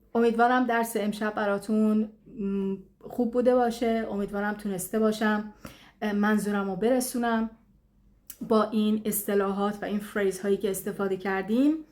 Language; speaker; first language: Persian; non-native, fluent; English